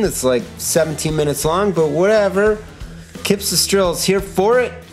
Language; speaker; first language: English; native; English